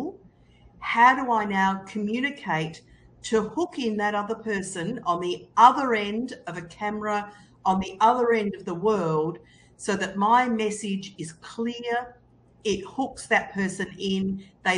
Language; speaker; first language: English; native; English